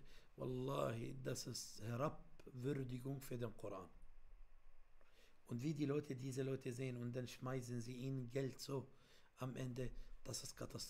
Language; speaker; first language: German; non-native, fluent; Arabic